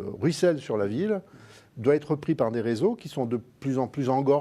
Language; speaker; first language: French; native; French